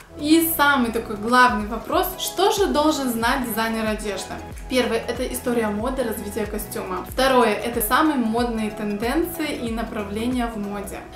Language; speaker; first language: Russian; native; Russian